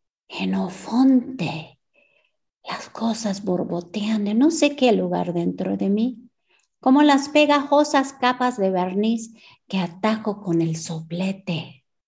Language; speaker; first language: Spanish; early bilingual, other home language; English